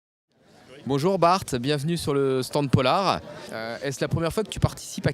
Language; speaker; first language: French; native; French